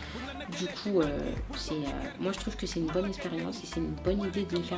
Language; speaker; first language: French; native; French